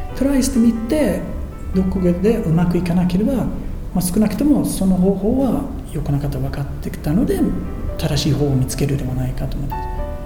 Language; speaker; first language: Japanese; non-native, fluent; Swedish